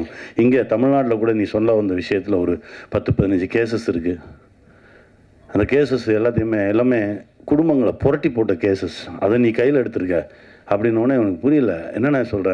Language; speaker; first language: Tamil; native; Tamil